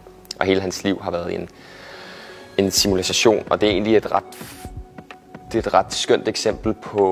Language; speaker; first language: Danish; native; Danish